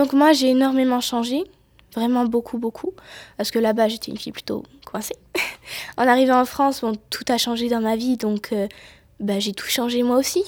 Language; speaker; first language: French; native; French